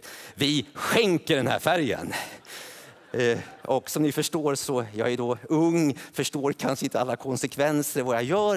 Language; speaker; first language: Swedish; native; Swedish